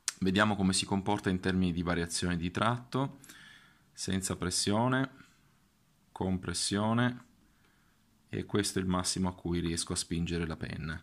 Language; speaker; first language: Italian; native; Italian